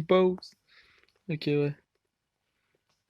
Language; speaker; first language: French; native; French